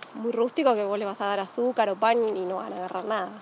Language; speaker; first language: Spanish; native; Spanish